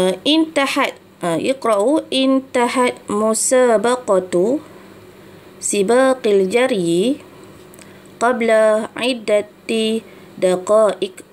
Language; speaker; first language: Arabic; non-native, fluent; Malay